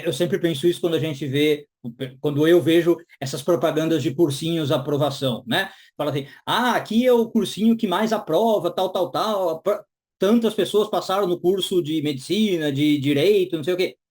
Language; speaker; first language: Portuguese; native; Portuguese